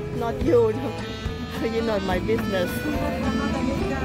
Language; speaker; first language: English; non-native, learner; Lao